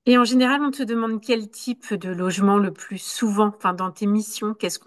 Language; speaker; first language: French; native; French